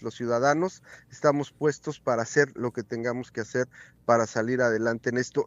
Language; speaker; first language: Spanish; native; Spanish